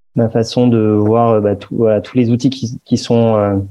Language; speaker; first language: French; native; French